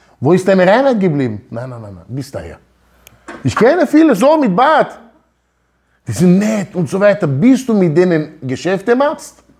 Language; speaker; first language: German; early bilingual, other home language; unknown